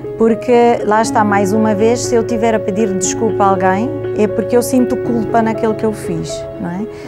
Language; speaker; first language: Portuguese; non-native, fluent; Italian